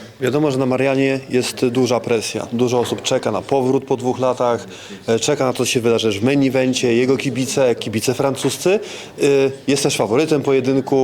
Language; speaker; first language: Polish; native; Polish